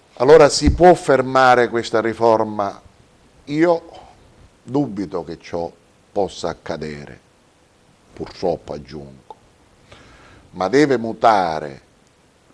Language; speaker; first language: Italian; native; Italian